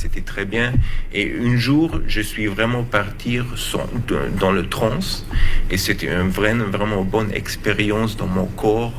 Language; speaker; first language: French; non-native, learner; German